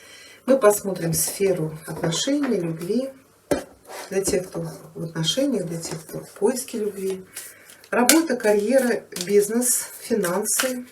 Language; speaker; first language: Russian; native; Russian